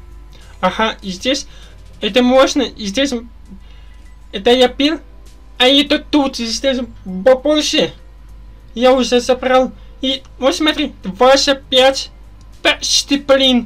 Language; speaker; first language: Russian; non-native, learner; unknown